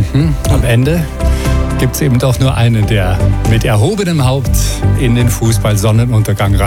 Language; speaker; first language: German; native; German